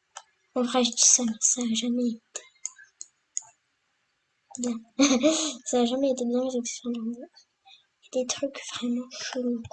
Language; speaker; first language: French; native; French